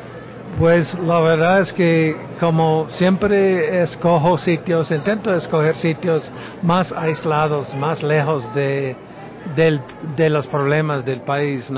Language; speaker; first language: Spanish; non-native, fluent; English